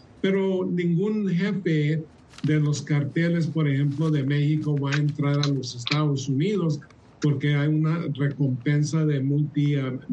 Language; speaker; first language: Spanish; early bilingual, heritage; Spanish